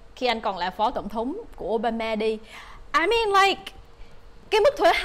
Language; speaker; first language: Vietnamese; native; Vietnamese